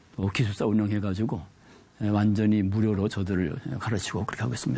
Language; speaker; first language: Korean; native; Korean